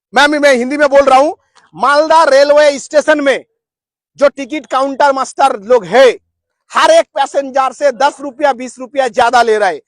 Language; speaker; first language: Hindi; non-native, local second language; Bangla